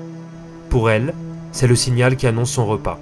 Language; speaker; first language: French; native; French